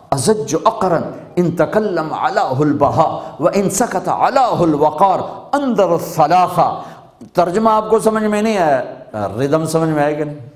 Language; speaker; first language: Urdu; non-native, local second language; Punjabi